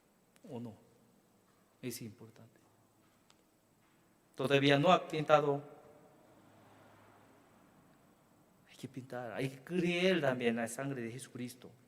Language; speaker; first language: Spanish; non-native, learner; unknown